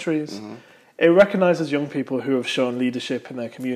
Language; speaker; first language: English; native; English